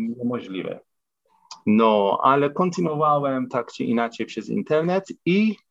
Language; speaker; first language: Polish; non-native, fluent; Persian